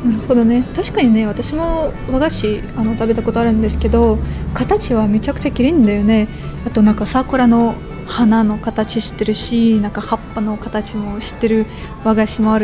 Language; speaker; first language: Japanese; non-native, fluent; Russian